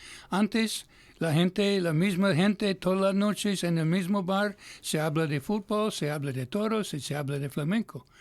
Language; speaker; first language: Spanish; non-native, fluent; English